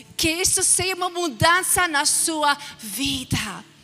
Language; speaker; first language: Portuguese; non-native, fluent; English